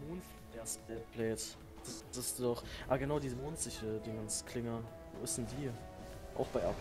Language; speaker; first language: German; native; German